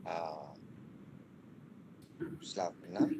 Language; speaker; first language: German; non-native, fluent; Bangla